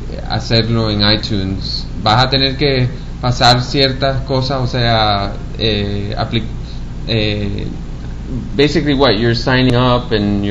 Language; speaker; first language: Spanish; early bilingual, heritage; Spanish